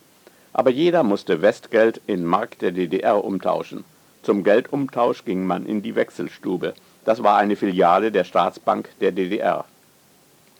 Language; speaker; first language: German; native; German